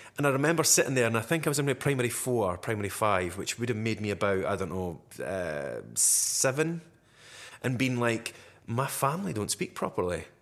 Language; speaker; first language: English; native; English